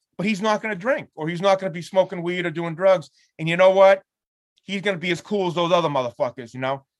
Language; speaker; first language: English; native; English